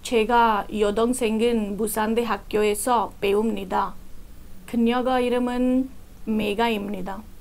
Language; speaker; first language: Korean; non-native, learner; Marathi